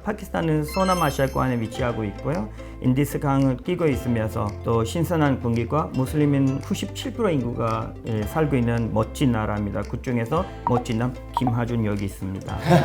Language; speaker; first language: Korean; non-native, fluent; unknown